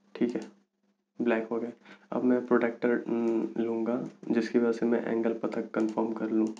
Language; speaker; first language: Hindi; native; Hindi